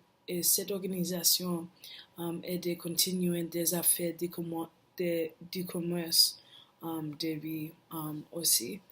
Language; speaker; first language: French; non-native, learner; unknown